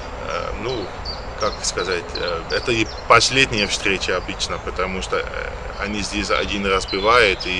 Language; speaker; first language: Russian; non-native, fluent; Dutch